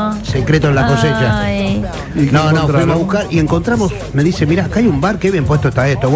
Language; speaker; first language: Spanish; native; Spanish